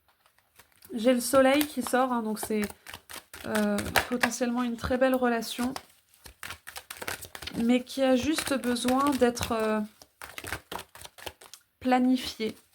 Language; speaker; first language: French; native; French